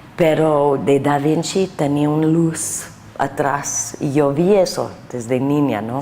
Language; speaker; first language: Spanish; non-native, learner; English